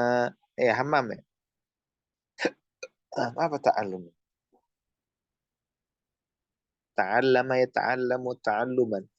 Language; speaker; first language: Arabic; non-native, fluent; Indonesian